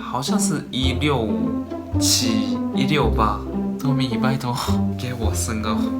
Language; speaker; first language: Chinese; non-native, fluent; Japanese